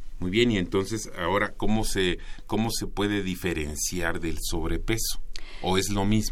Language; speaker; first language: Spanish; native; Spanish